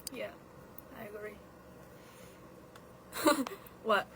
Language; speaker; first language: English; non-native, learner; Korean